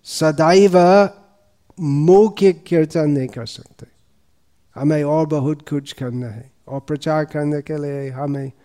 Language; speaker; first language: Hindi; non-native, fluent; English